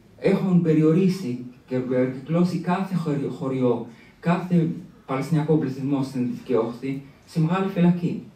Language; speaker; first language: Greek; early bilingual, other home language; Arabic